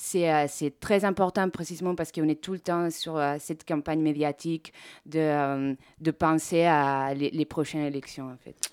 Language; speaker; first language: French; non-native, fluent; Spanish